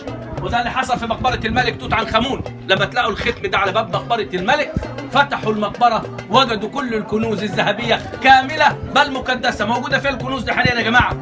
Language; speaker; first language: Arabic; native; Arabic